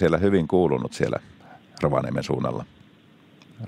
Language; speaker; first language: Finnish; native; Finnish